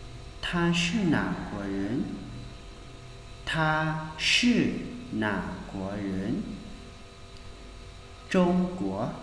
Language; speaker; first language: Chinese; non-native, fluent; Hmong